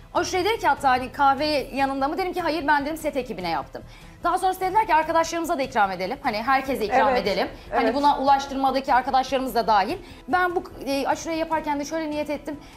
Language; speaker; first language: Turkish; native; Turkish